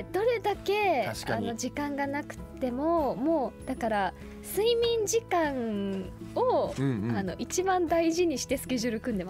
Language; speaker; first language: Japanese; native; Japanese